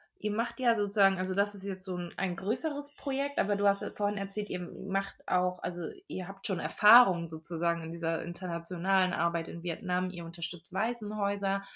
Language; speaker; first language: German; native; German